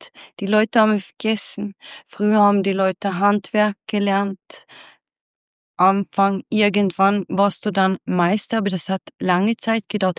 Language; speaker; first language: German; non-native, fluent; Swedish